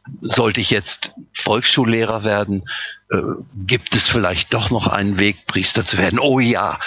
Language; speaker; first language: German; native; German